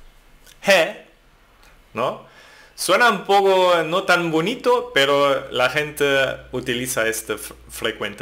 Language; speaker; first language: Spanish; non-native, fluent; German